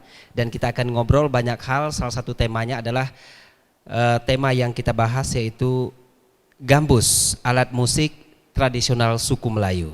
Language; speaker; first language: Malay; native; Malay